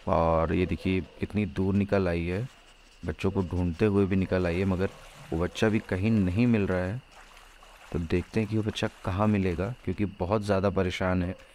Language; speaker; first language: Hindi; native; Hindi